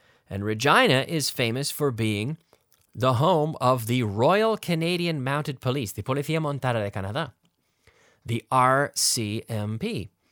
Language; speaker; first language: English; native; English